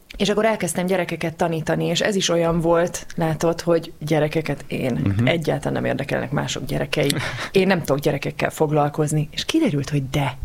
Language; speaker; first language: Hungarian; native; Hungarian